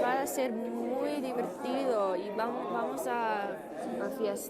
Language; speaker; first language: Spanish; non-native, fluent; English